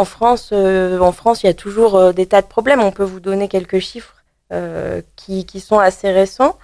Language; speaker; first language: French; native; French